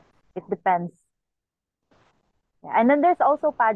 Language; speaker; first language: English; non-native, local second language; Cebuano